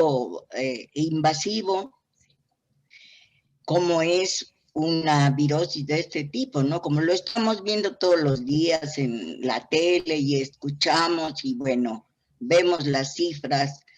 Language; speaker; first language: Spanish; native; Spanish